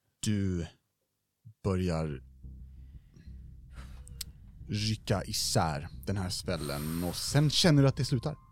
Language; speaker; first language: Swedish; native; Swedish